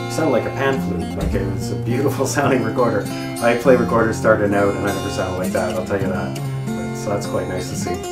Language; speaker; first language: English; native; English